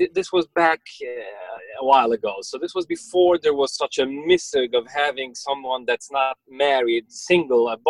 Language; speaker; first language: English; early bilingual, other home language; Yiddish